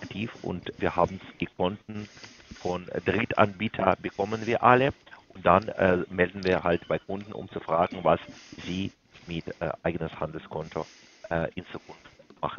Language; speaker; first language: German; non-native, learner; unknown